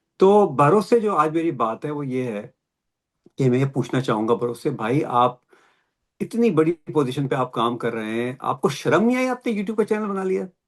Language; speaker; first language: Urdu; native; Urdu